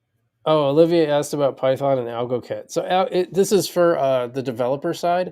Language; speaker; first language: English; native; English